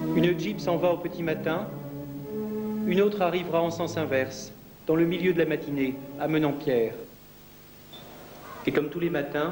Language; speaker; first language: French; native; French